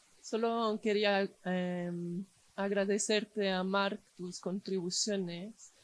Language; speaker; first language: Spanish; non-native, fluent; English